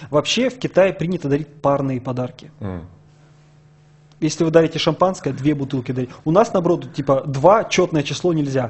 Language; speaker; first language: Russian; native; Russian